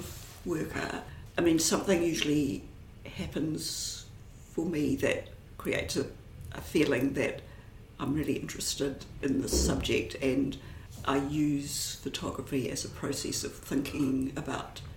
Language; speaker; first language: English; native; English